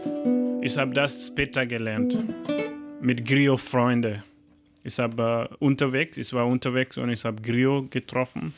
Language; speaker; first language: German; non-native, learner; Fula